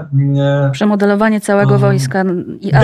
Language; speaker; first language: Polish; native; Polish